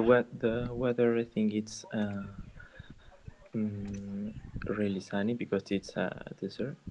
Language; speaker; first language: English; non-native, learner; Spanish